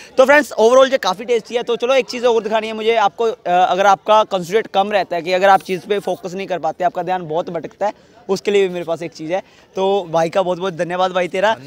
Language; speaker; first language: Hindi; native; Hindi